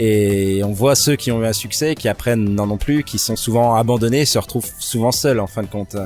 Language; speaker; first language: French; native; French